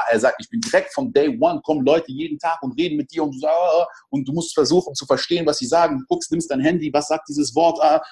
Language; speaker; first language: German; early bilingual, other home language; French